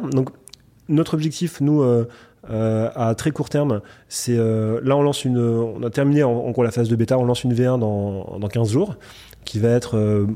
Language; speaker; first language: French; native; French